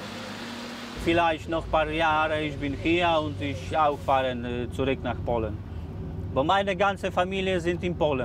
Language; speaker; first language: German; non-native, learner; Polish